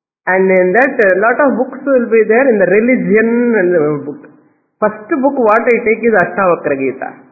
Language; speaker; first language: English; non-native, local second language; Tamil